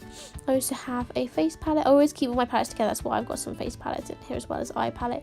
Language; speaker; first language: English; native; English